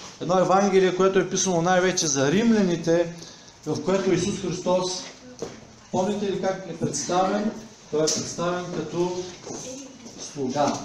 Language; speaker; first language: Bulgarian; native; Bulgarian